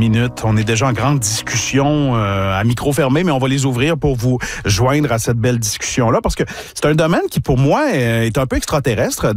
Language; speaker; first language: French; native; French